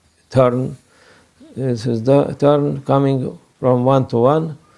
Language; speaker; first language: English; non-native, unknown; Turkish